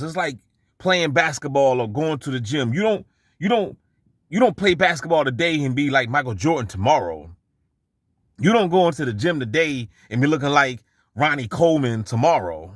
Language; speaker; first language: English; native; English